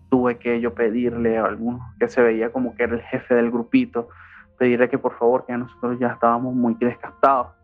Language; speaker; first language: Spanish; native; Spanish